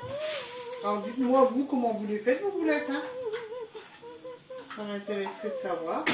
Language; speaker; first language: French; native; French